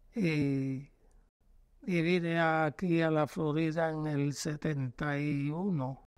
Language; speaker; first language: Spanish; native; Spanish